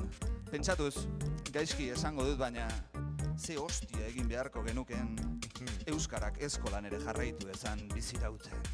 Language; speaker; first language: Basque; native; Basque